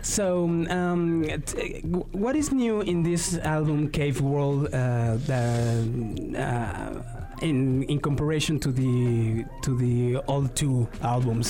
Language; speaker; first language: English; non-native, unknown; Spanish